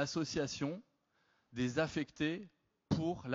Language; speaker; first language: French; native; French